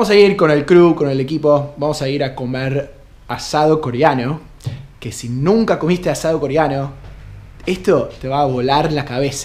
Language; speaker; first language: Spanish; non-native, fluent; English